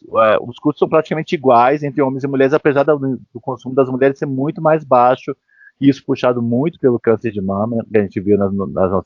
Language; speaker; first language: Portuguese; native; Portuguese